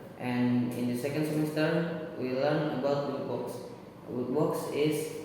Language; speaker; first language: English; non-native, learner; Indonesian